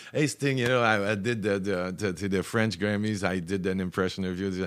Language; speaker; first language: English; non-native, fluent; French